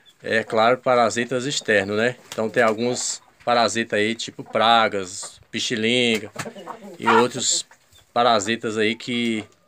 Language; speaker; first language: Portuguese; native; Portuguese